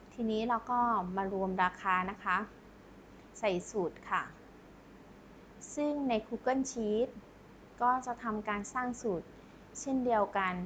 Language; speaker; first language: Thai; native; Thai